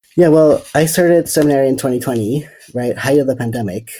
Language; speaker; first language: English; non-native, fluent; Dutch